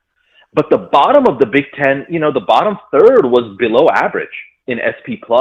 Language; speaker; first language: English; native; English